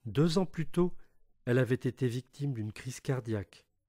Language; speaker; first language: French; native; French